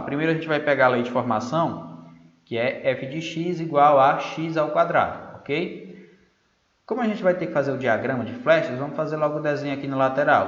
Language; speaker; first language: Portuguese; native; Portuguese